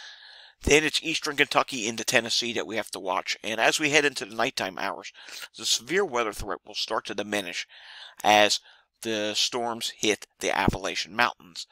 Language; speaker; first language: English; native; English